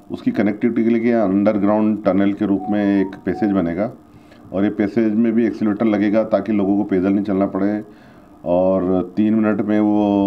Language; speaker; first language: Hindi; native; Hindi